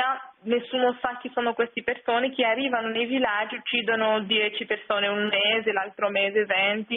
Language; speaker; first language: Italian; non-native, fluent; French